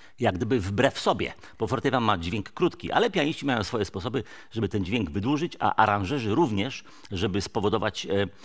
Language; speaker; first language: Polish; native; Polish